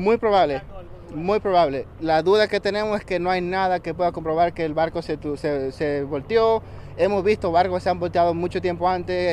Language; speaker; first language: Spanish; early bilingual, other home language; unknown